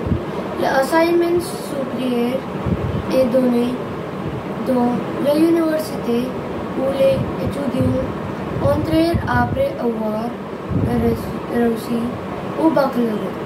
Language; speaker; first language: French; non-native, learner; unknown